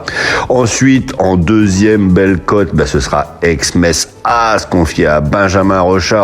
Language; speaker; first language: French; native; French